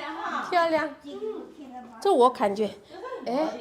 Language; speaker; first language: Chinese; non-native, learner; Indonesian